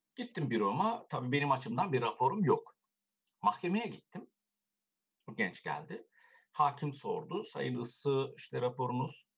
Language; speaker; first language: Turkish; early bilingual, heritage; Turkish